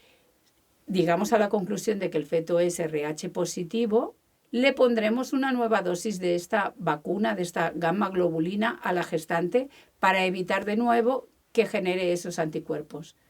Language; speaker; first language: Spanish; native; Spanish